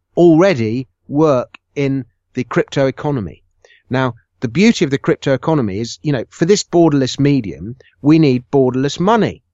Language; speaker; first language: English; native; English